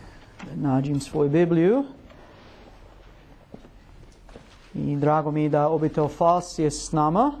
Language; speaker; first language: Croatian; non-native, learner; English